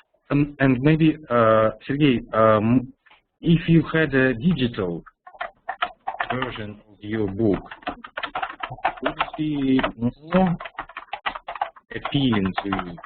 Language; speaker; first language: English; non-native, fluent; Russian